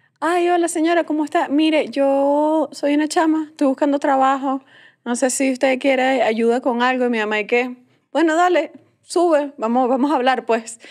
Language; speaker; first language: Spanish; native; Spanish